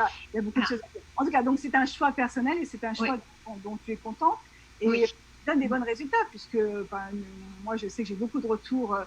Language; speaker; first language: French; native; French